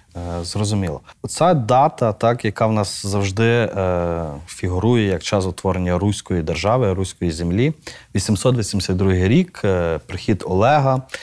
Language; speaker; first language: Ukrainian; native; Ukrainian